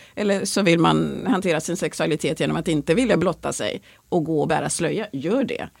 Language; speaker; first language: Swedish; early bilingual, other home language; Swahili